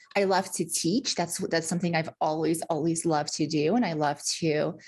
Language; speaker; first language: English; early bilingual, other home language; Russian